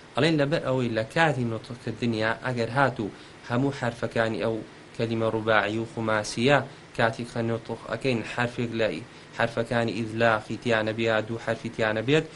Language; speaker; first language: Central Kurdish; native; Central Kurdish